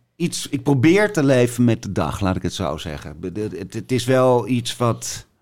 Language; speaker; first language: Dutch; native; Dutch